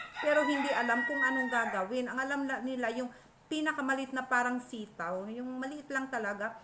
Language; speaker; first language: Filipino; non-native, local second language; Masbatenyo